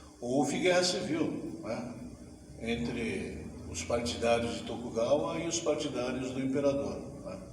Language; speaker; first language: Portuguese; early bilingual, other home language; Japanese